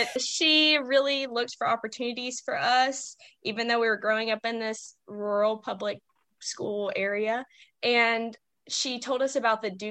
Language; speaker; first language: English; native; English